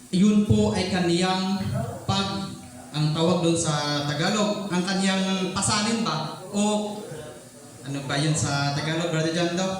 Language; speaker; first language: Filipino; non-native, local second language; Cebuano